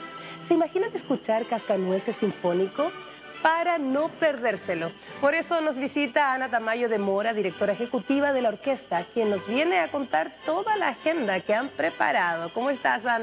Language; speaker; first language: Spanish; native; Spanish